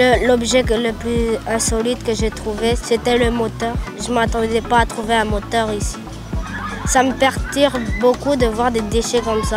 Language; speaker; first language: French; non-native, local second language; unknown